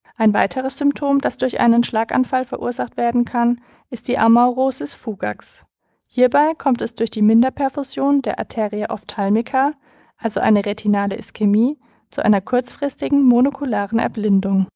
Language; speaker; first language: German; native; German